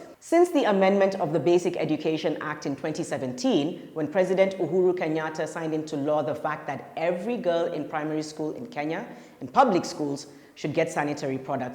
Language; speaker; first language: English; non-native, local second language; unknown